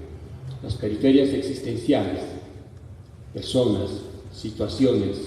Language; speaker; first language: Spanish; native; Spanish